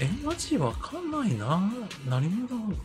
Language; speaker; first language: Japanese; non-native, learner; English